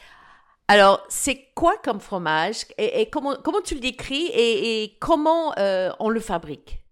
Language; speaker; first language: French; non-native, fluent; English